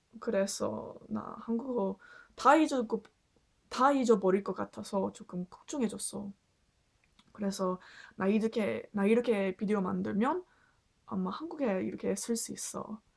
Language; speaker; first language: Korean; non-native, learner; English